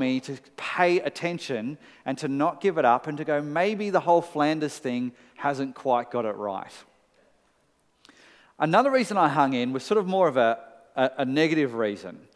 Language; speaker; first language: English; native; English